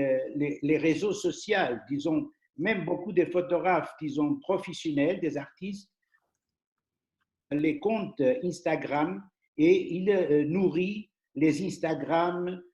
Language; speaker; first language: French; non-native, fluent; Portuguese